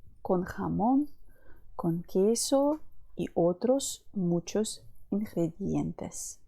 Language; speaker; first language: Spanish; non-native, fluent; Ukrainian